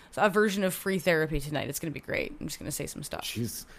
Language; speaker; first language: English; native; English